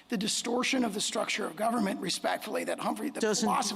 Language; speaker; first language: English; native; English